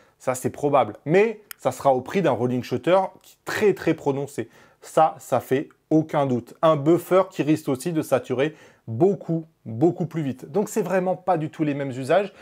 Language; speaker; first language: French; native; French